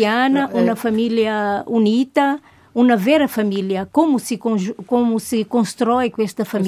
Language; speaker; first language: Italian; non-native, fluent; Portuguese